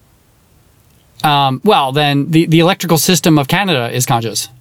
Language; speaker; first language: English; native; English